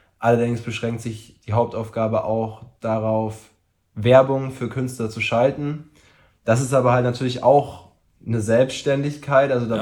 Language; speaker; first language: German; native; German